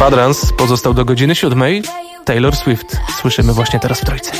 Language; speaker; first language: Polish; native; Polish